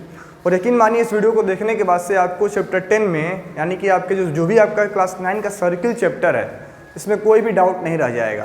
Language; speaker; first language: Hindi; native; Hindi